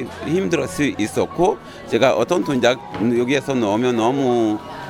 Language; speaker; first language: Korean; non-native, learner; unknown